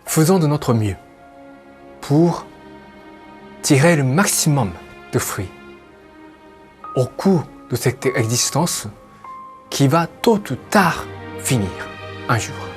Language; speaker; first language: French; non-native, fluent; Japanese